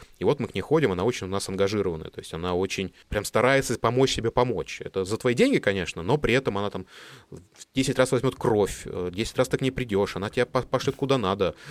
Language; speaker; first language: Russian; native; Russian